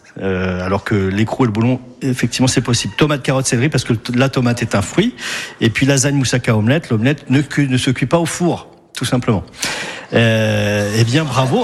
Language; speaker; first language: French; native; French